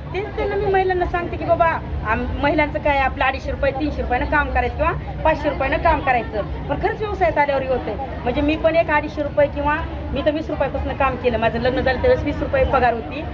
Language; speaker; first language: Marathi; native; Marathi